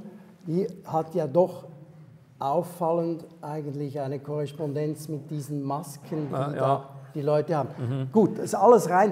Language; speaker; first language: German; native; German